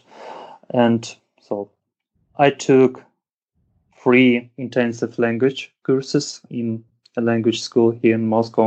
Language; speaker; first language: English; non-native, fluent; Russian